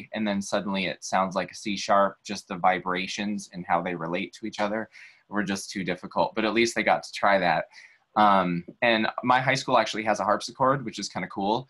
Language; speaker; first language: English; native; English